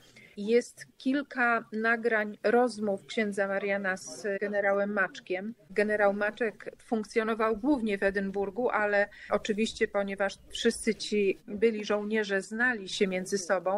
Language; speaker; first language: Polish; native; Polish